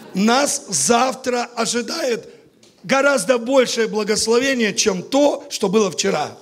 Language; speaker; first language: Russian; native; Russian